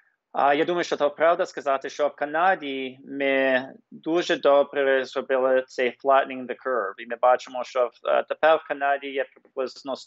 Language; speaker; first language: Ukrainian; early bilingual, heritage; English